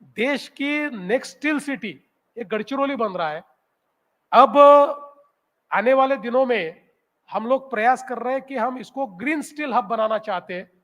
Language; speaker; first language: Hindi; non-native, local second language; Marathi